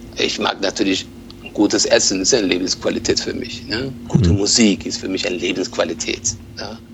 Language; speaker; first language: German; non-native, fluent; Persian